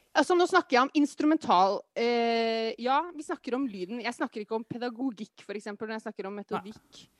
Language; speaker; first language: Norwegian; native; Norwegian